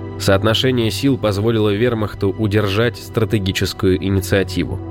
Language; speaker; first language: Russian; native; Russian